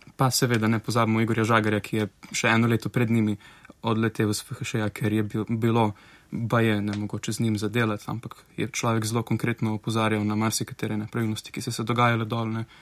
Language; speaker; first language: Slovenian; native; Slovenian